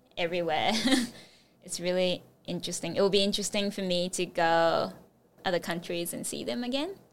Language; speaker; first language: English; non-native, fluent; Japanese